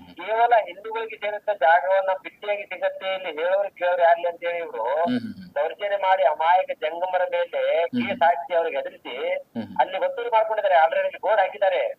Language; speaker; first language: Kannada; non-native, local second language; Lambadi